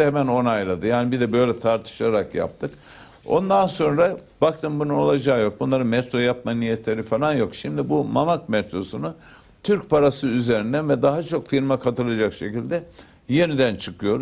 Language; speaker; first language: Turkish; native; Turkish